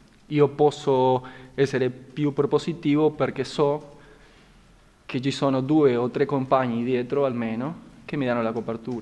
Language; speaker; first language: Italian; non-native, fluent; Spanish